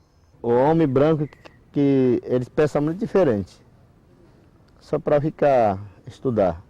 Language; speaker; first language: Portuguese; non-native, local second language; Yanomámi